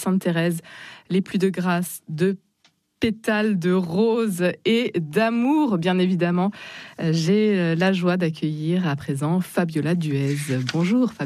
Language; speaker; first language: French; native; French